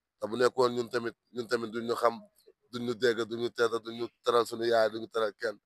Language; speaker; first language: Wolof; native; Wolof